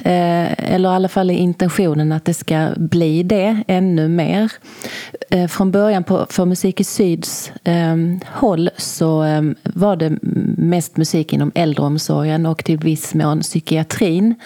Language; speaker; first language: Swedish; native; Swedish